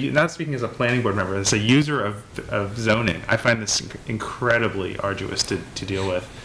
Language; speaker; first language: English; native; English